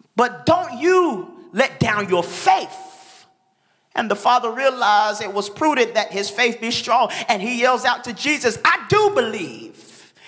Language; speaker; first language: English; native; English